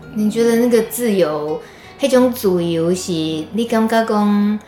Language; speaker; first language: Chinese; native; Chinese